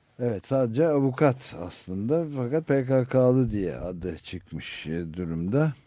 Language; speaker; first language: Turkish; native; Turkish